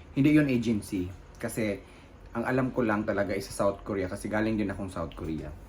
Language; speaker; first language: Filipino; native; Filipino